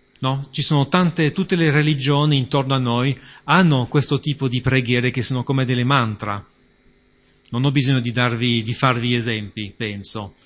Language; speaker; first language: Italian; non-native, fluent; French